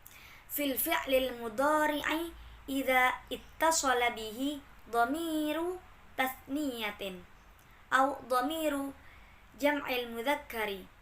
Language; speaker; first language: Arabic; non-native, learner; Indonesian